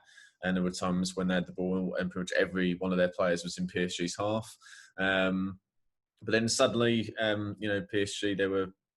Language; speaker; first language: English; native; English